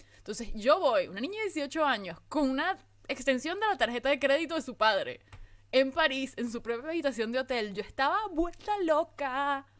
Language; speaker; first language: Spanish; native; Spanish